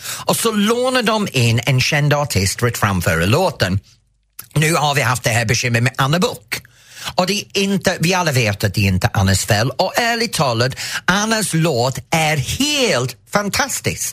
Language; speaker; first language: Swedish; non-native, fluent; English